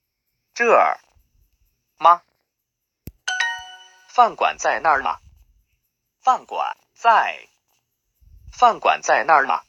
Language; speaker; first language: Chinese; non-native, learner; English